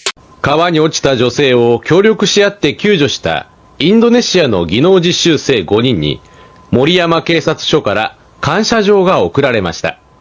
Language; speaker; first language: Japanese; native; Japanese